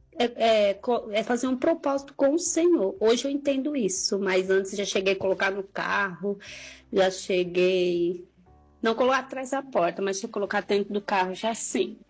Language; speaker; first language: Portuguese; native; Portuguese